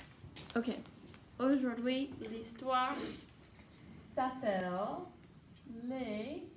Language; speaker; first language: French; non-native, fluent; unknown